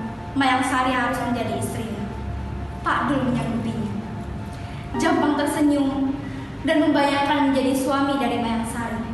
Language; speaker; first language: Indonesian; native; Indonesian